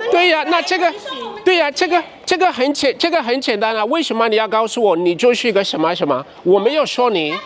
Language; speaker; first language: Chinese; non-native, fluent; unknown